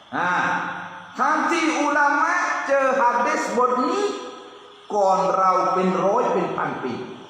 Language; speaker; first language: Thai; non-native, local second language; Pattani Malay